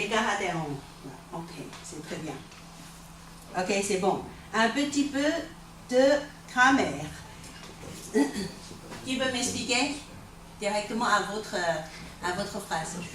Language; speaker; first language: French; non-native, fluent; Chinese